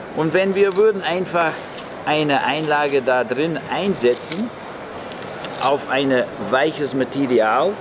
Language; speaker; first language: German; non-native, fluent; English